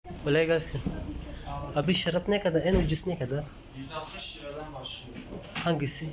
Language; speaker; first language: Turkish; non-native, learner; Filipino